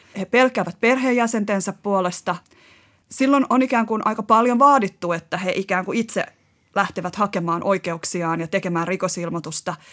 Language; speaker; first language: Finnish; native; Finnish